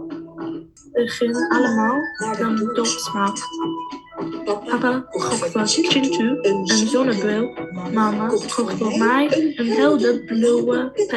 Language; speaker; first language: Dutch; non-native, learner; English